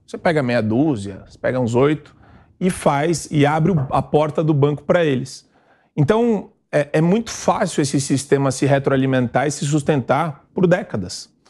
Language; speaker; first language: Portuguese; native; Portuguese